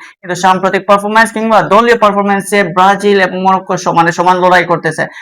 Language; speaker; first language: Bangla; native; Bangla